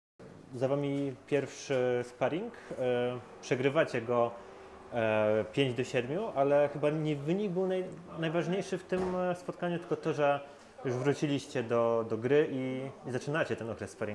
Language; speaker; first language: Polish; native; Polish